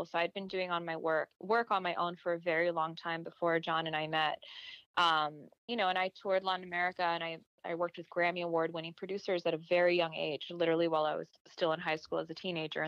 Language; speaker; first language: English; native; English